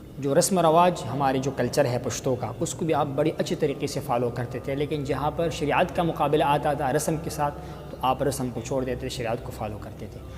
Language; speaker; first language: Urdu; non-native, local second language; Pashto